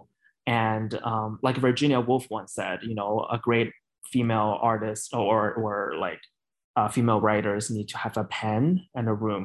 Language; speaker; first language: English; non-native, fluent; Chinese